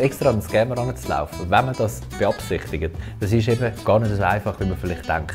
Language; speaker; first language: German; native; German